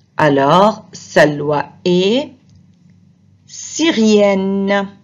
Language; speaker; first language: French; non-native, fluent; Arabic